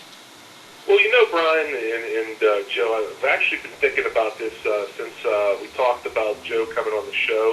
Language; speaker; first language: English; native; English